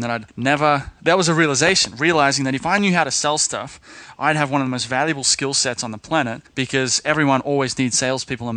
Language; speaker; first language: English; native; English